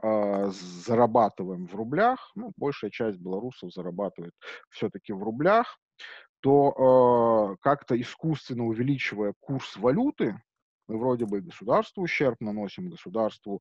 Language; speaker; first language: Russian; native; Russian